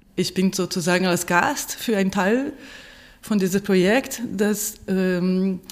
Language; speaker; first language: German; non-native, fluent; Portuguese